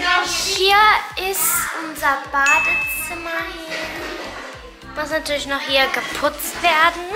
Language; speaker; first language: German; early bilingual, other home language; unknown